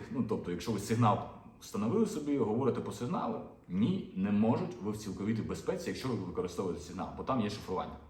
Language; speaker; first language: Ukrainian; non-native, local second language; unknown